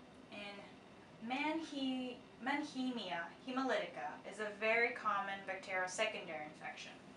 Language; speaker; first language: English; non-native, fluent; Japanese